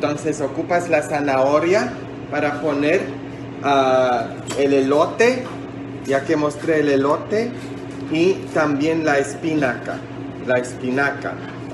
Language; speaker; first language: Spanish; non-native, fluent; English